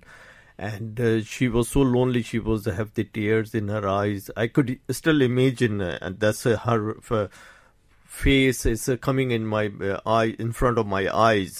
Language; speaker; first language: English; non-native, local second language; Urdu